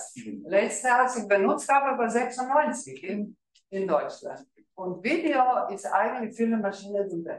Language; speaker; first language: German; non-native, fluent; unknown